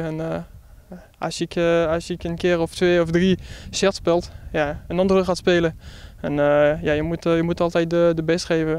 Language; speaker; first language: Dutch; non-native, fluent; French